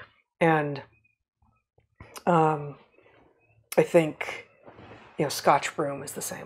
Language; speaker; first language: English; native; English